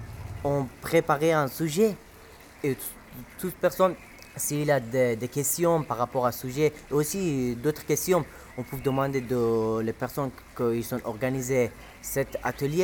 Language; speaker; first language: French; non-native, learner; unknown